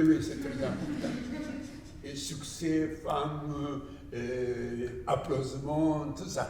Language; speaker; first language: French; non-native, learner; Japanese